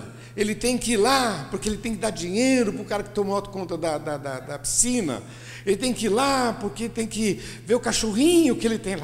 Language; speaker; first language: Portuguese; native; Portuguese